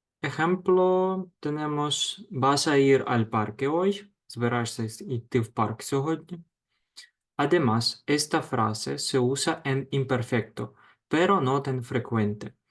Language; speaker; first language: Spanish; non-native, fluent; Ukrainian